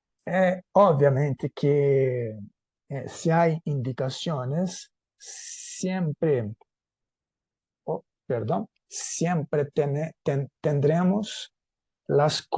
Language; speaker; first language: Spanish; non-native, fluent; Portuguese